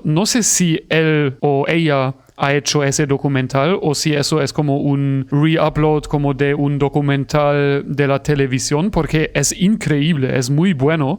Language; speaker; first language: Spanish; non-native, fluent; German